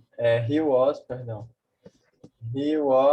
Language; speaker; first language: English; non-native, learner; Portuguese